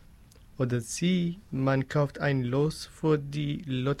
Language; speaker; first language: German; non-native, learner; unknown